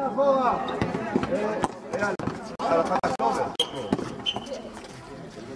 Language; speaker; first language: Hebrew; native; Hebrew